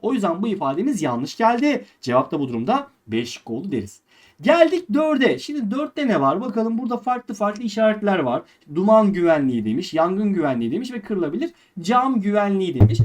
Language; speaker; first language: Turkish; native; Turkish